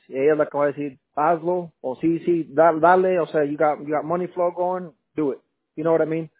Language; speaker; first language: Spanish; early bilingual, heritage; Spanish